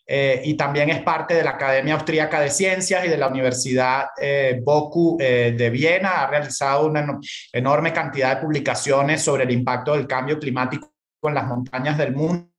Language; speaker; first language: Spanish; native; Spanish